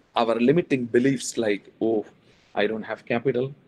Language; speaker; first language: English; non-native, local second language; Malayalam